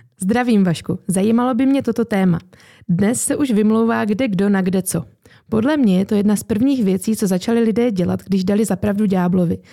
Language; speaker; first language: Czech; native; Czech